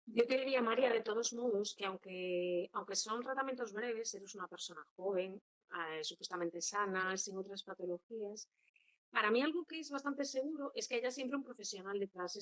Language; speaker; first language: Spanish; non-native, local second language; Galician